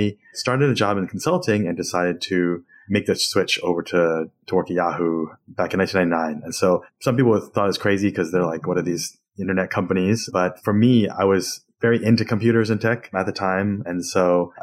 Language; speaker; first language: English; native; English